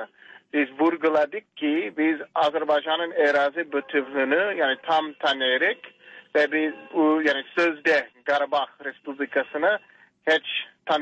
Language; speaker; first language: Turkish; non-native, learner; English